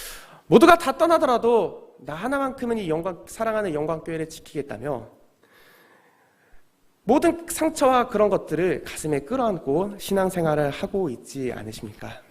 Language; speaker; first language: Korean; native; Korean